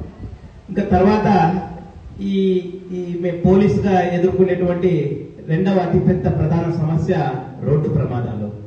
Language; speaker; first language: Telugu; native; Telugu